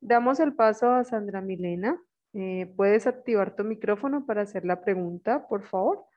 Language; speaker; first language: Spanish; native; Spanish